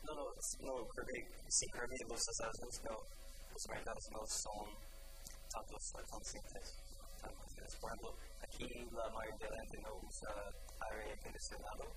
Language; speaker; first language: Spanish; non-native, fluent; English